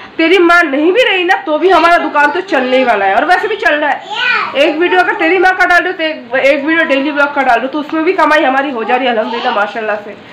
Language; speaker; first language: Hindi; non-native, local second language; Bangla